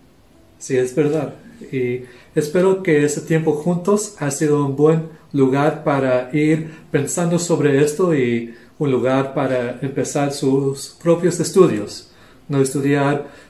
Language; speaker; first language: Spanish; non-native, local second language; English